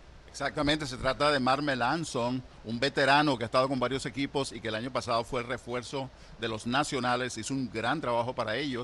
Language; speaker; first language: Spanish; native; Spanish